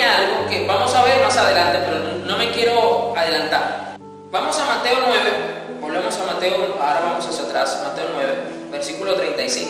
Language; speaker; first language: Spanish; native; Spanish